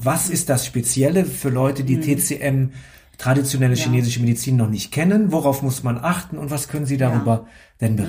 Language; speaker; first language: German; native; German